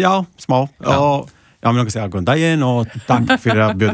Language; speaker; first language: Icelandic; non-native, learner; Italian